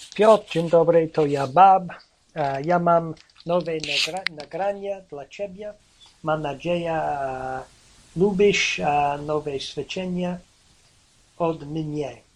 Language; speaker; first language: Polish; non-native, learner; English